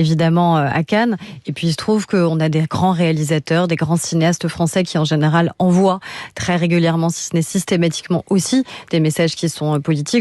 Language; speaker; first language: French; native; French